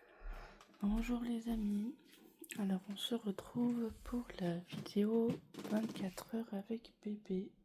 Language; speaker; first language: French; native; French